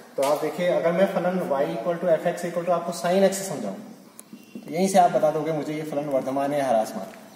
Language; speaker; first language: Hindi; native; Hindi